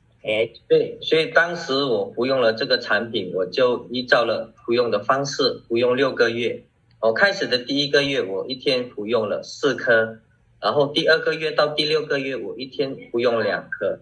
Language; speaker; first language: Chinese; early bilingual, heritage; Chinese